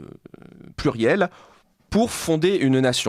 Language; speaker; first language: French; native; French